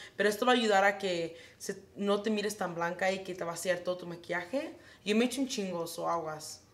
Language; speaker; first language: English; early bilingual, other home language; Spanish